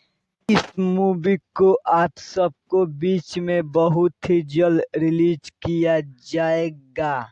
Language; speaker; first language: Hindi; non-native, local second language; Bhojpuri